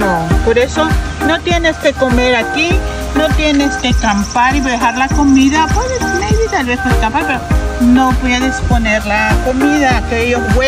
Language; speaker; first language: Spanish; non-native, learner; English